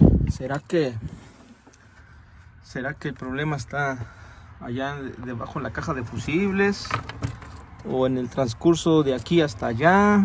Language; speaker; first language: Spanish; native; Spanish